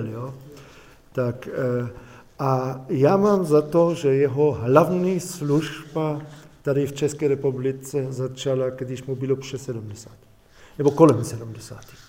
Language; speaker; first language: Czech; non-native, fluent; German